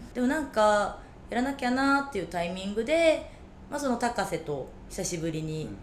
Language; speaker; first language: Japanese; native; Japanese